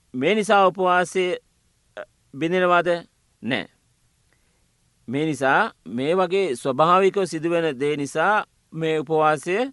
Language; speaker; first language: Sinhala; non-native, local second language; Tamil